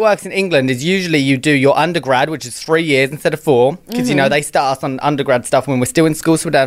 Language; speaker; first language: English; native; English